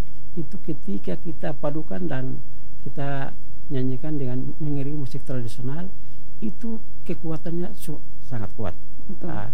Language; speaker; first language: Indonesian; non-native, local second language; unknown